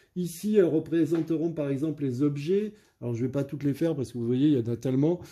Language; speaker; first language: French; native; French